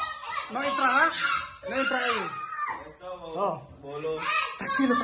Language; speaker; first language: Spanish; non-native, learner; Filipino